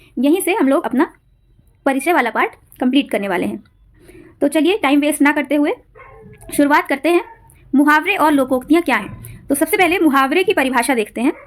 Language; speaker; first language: Hindi; native; Hindi